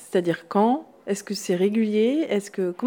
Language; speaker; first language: French; native; French